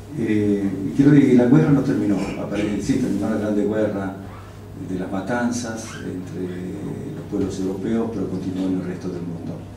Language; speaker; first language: Spanish; non-native, local second language; Russian